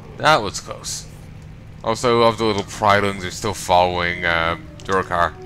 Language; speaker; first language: English; native; English